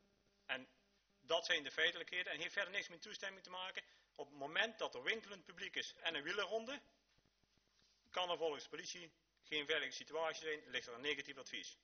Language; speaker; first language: Dutch; native; Dutch